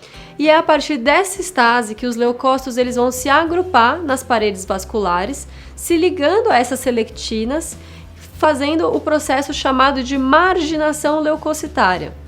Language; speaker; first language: Portuguese; native; Portuguese